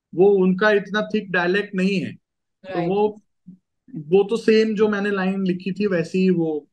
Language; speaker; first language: Hindi; non-native, local second language; Gujarati